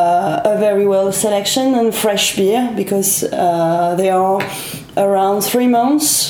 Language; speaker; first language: English; non-native, learner; French